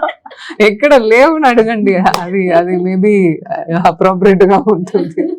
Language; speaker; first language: Telugu; non-native, local second language; Tamil